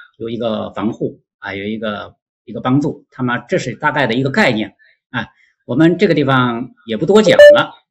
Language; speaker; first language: Chinese; native; Chinese